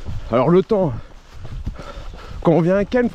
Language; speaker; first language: French; native; French